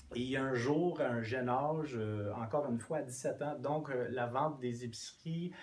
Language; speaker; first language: French; non-native, fluent; English